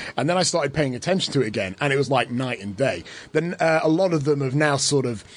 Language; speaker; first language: English; native; English